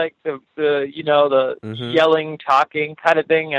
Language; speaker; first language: English; native; English